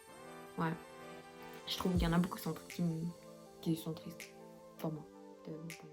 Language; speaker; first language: French; native; French